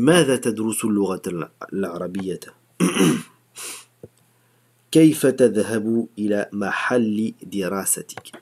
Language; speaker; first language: Arabic; non-native, fluent; French